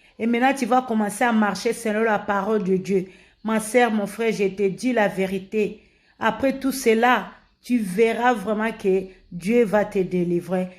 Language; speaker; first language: French; non-native, local second language; Lingala